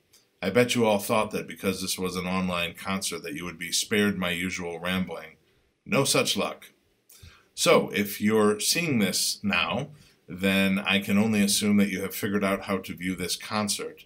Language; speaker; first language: English; native; English